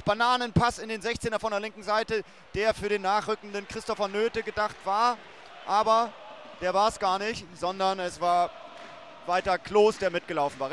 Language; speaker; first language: German; native; German